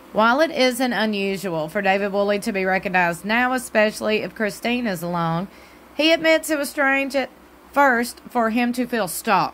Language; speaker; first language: English; native; English